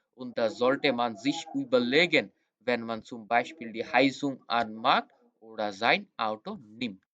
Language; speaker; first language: German; non-native, learner; Bangla